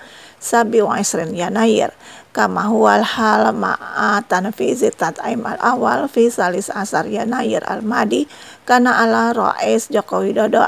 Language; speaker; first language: Arabic; non-native, fluent; Indonesian